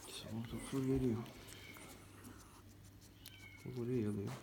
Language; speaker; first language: Turkish; native; Turkish